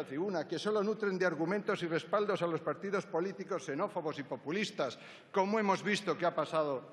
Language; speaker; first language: Spanish; native; Spanish